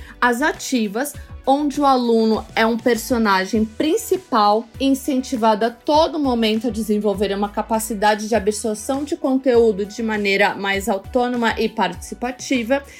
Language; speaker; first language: Portuguese; native; Portuguese